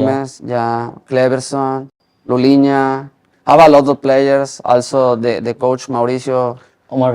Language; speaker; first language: English; non-native, learner; Spanish